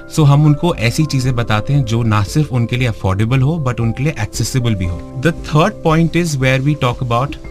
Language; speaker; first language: Hindi; native; Hindi